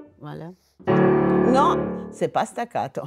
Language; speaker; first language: French; non-native, fluent; Russian